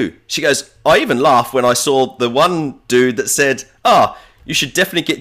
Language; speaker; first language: English; native; English